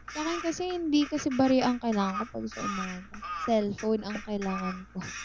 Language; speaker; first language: Filipino; native; Filipino